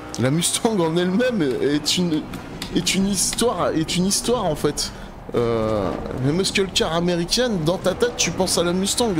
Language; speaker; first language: French; native; French